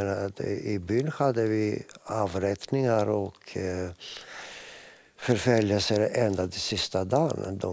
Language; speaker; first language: Swedish; non-native, fluent; Greek